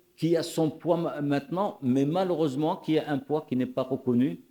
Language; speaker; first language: French; non-native, local second language; Arabic